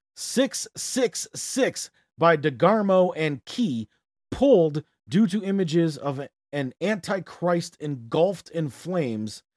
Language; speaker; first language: English; native; English